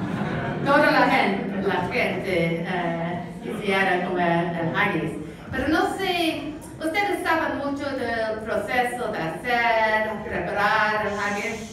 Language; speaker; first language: Spanish; non-native, fluent; English